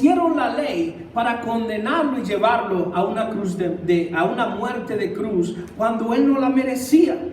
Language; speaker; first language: Spanish; native; Spanish